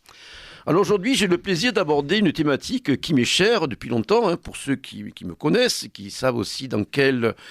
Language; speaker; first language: French; native; French